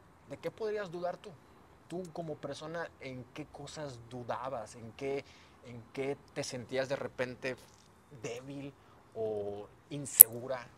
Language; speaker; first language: Spanish; native; Spanish